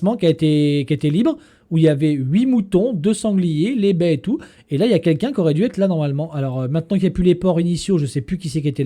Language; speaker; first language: French; native; French